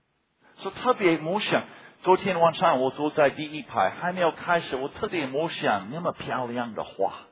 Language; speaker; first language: Chinese; non-native, fluent; English